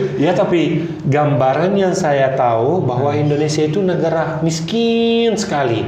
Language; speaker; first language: Indonesian; non-native, fluent; Arabic